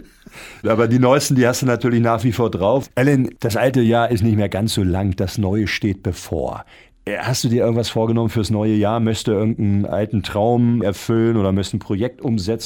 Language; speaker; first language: German; native; German